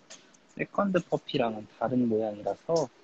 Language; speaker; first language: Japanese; non-native, fluent; Korean